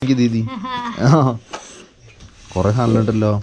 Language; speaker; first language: Malayalam; native; Malayalam